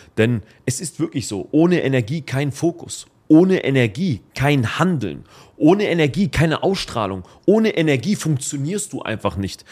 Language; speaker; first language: German; early bilingual, other home language; Arabic